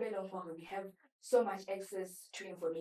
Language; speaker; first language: English; non-native, local second language; Southern Sotho